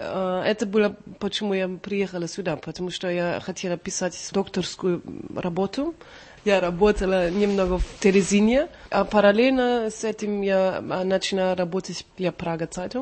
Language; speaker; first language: Russian; non-native, learner; German